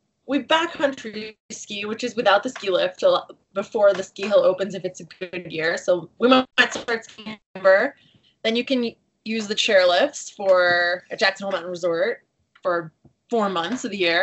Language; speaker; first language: English; native; English